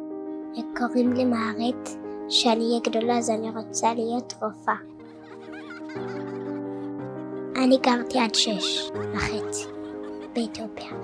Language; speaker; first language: Hebrew; early bilingual, other home language; Amharic